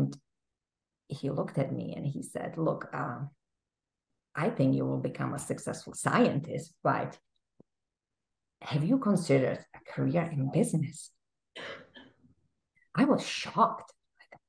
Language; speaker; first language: English; non-native, fluent; Czech